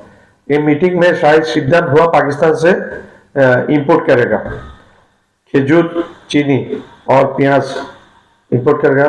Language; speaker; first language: Hindi; non-native, fluent; Bangla